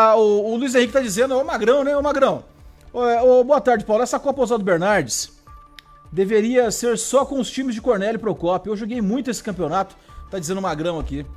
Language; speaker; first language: Portuguese; native; Portuguese